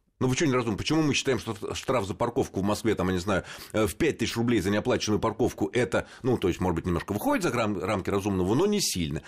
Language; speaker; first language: Russian; native; Russian